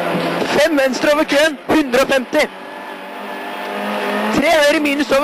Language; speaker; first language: Norwegian; native; Norwegian